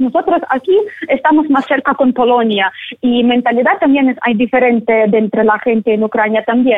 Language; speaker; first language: Spanish; non-native, learner; Ukrainian